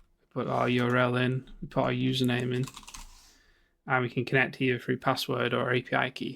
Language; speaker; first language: English; native; English